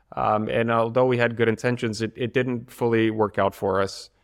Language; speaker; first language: English; non-native, fluent; Bulgarian